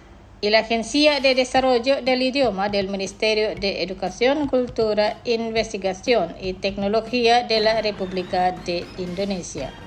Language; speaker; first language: Spanish; non-native, fluent; Indonesian